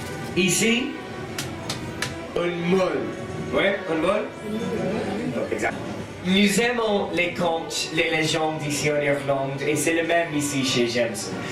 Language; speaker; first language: French; non-native, learner; English